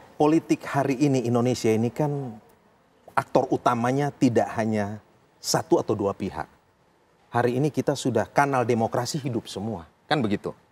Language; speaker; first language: Indonesian; native; Indonesian